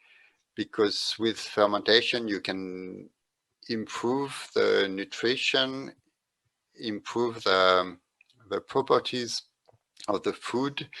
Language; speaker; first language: English; non-native, fluent; French